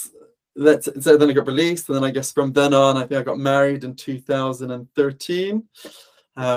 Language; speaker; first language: English; native; English